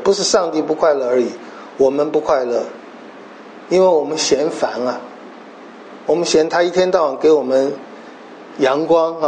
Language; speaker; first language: Chinese; native; Chinese